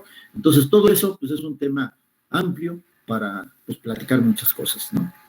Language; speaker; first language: Spanish; native; Spanish